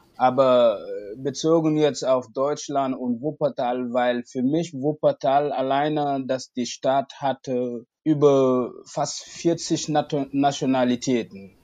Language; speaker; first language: German; non-native, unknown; Wolof